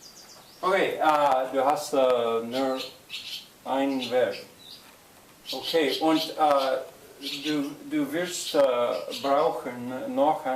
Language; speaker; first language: German; non-native, learner; English